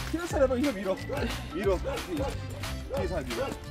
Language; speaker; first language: Korean; native; Korean